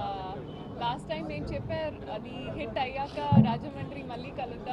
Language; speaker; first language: Telugu; non-native, learner; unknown